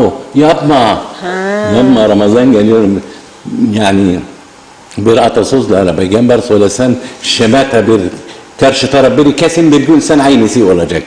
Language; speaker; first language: Turkish; non-native, learner; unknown